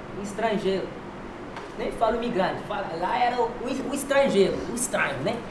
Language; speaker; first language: Portuguese; non-native, local second language; Kabuverdianu